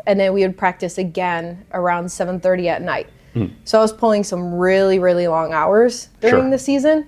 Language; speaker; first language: English; native; English